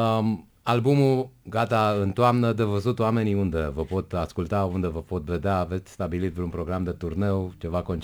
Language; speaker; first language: Romanian; native; Romanian